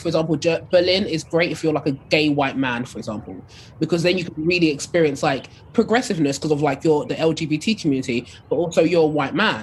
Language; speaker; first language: English; native; English